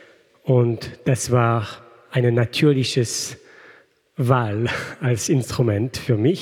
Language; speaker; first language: German; non-native, fluent; French